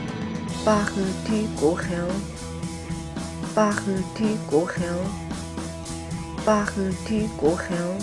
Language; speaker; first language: French; non-native, learner; Korean